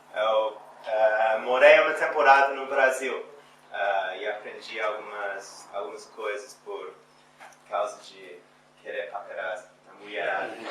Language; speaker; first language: Portuguese; non-native, fluent; English